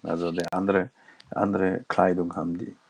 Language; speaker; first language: German; non-native, local second language; Turkish